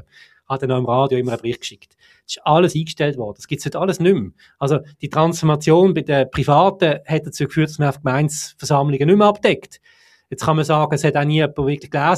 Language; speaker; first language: German; native; German